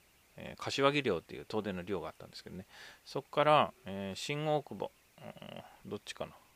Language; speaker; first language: Japanese; native; Japanese